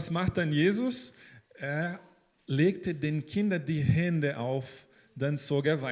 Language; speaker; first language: German; non-native, fluent; Portuguese